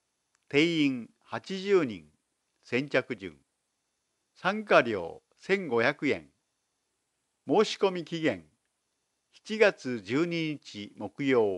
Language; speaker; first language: Japanese; native; Japanese